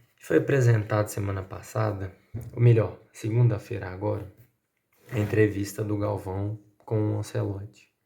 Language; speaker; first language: Portuguese; native; Portuguese